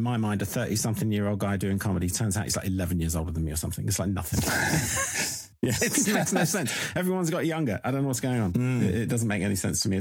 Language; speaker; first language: English; native; English